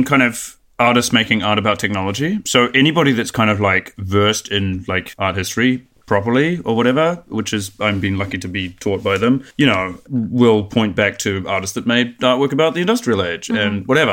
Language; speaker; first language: English; native; English